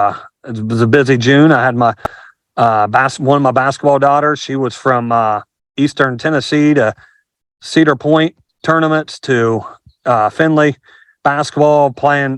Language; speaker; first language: English; native; English